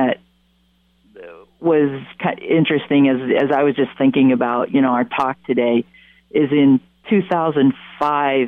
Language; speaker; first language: English; native; English